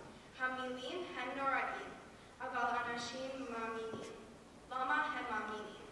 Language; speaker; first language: Hebrew; non-native, learner; English